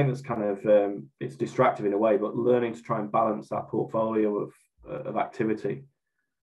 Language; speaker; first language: English; native; English